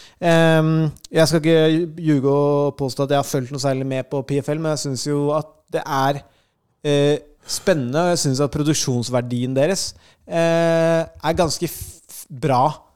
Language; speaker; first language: Norwegian; native; Norwegian